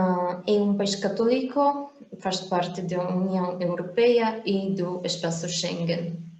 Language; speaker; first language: Portuguese; non-native, fluent; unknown